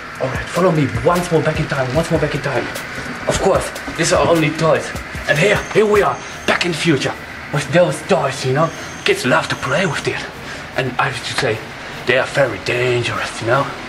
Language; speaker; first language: English; non-native, learner; Dutch